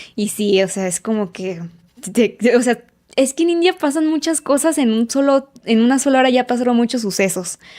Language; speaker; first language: Spanish; native; Spanish